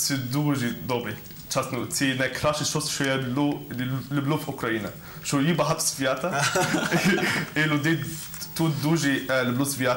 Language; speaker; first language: Ukrainian; non-native, learner; Arabic